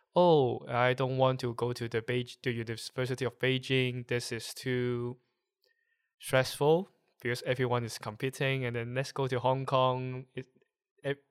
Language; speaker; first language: English; non-native, local second language; Cantonese